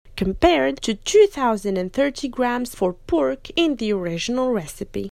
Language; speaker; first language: English; non-native, fluent; French